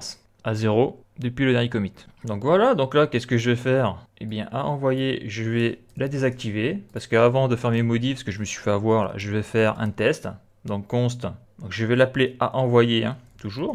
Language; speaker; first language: French; native; French